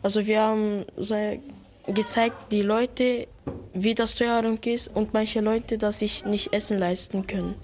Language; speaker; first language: German; early bilingual, other home language; Turkish